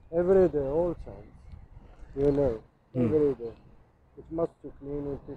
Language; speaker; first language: English; non-native, learner; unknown